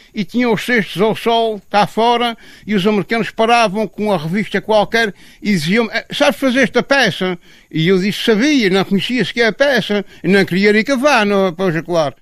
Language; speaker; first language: Portuguese; native; Portuguese